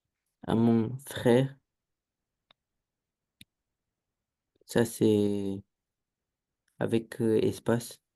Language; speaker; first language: French; non-native, learner; Romanian